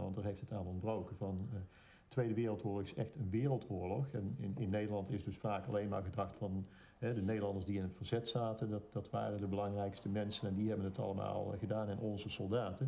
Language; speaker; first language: Dutch; native; Dutch